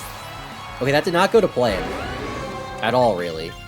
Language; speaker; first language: English; native; English